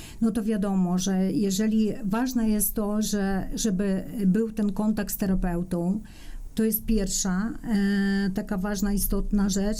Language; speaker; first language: Polish; non-native, fluent; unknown